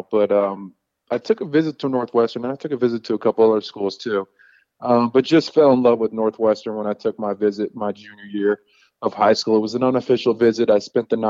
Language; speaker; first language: English; native; English